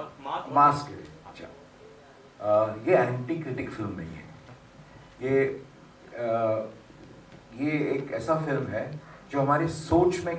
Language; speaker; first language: Hindi; non-native, local second language; Tamil